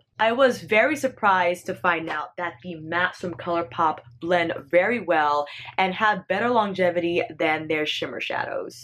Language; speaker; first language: English; native; English